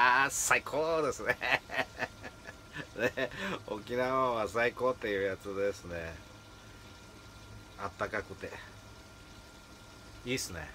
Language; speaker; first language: Japanese; native; Japanese